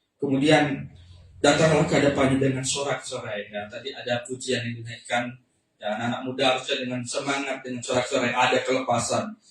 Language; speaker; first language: Indonesian; native; Indonesian